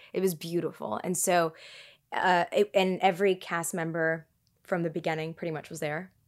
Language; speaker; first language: English; early bilingual, other home language; Tigrinya